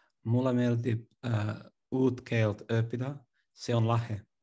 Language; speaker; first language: Estonian; non-native, learner; English